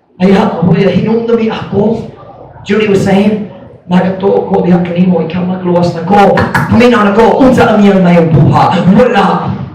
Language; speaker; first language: Cebuano; non-native, fluent; English